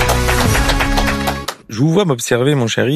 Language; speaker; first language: French; native; French